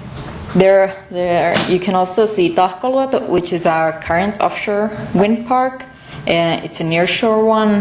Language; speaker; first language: English; non-native, fluent; Finnish